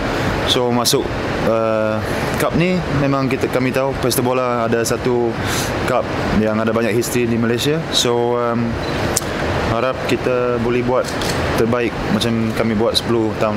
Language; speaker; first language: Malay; non-native, fluent; English